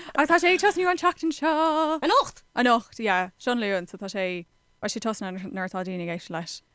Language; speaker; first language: Irish; non-native, local second language; English